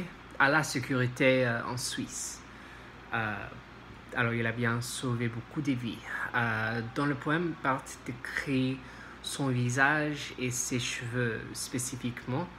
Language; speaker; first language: French; non-native, learner; English